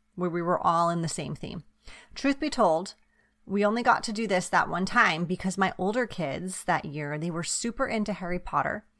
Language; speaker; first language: English; native; English